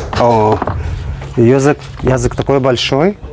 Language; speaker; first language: Russian; non-native, learner; Arabic